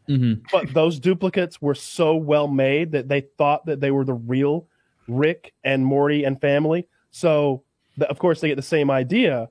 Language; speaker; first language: English; native; English